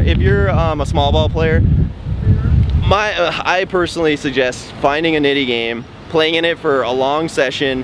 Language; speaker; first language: English; native; English